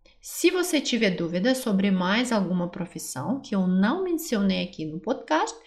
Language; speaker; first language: Portuguese; non-native, fluent; Russian